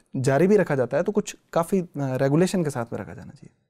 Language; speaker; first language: Hindi; native; Hindi